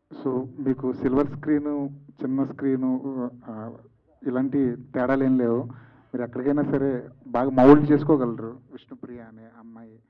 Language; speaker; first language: Telugu; native; Telugu